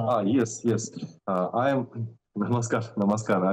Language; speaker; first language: English; non-native, learner; Russian